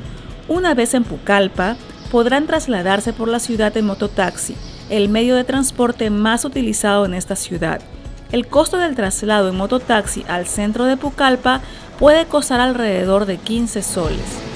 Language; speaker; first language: Spanish; native; Spanish